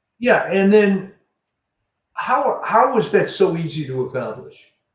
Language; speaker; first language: English; native; English